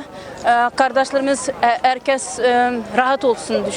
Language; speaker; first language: Turkish; non-native, learner; Uyghur